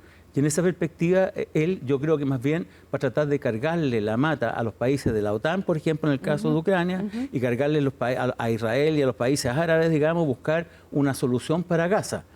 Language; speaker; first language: Spanish; native; Spanish